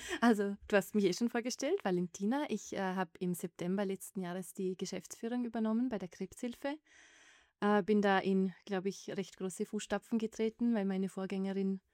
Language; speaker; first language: German; native; German